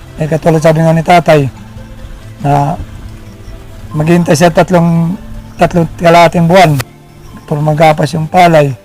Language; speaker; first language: Filipino; non-native, local second language; Waray